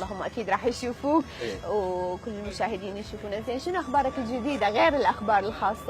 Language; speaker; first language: Arabic; native; Arabic